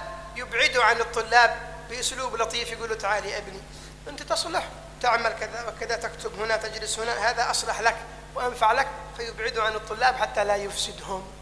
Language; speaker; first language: Arabic; native; Arabic